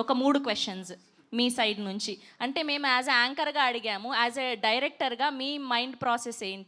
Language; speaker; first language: Telugu; native; Telugu